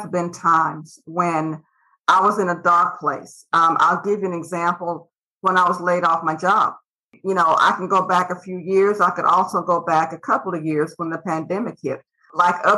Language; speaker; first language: English; native; English